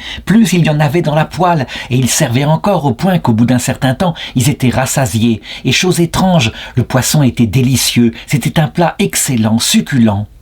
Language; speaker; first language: French; native; French